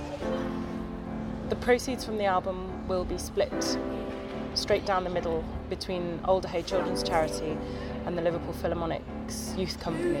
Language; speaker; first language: English; native; English